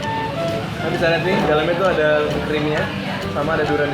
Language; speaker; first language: Indonesian; native; Indonesian